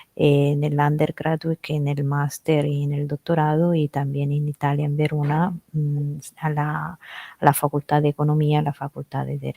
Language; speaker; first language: Spanish; non-native, fluent; Italian